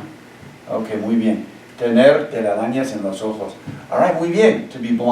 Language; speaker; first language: Spanish; non-native, fluent; English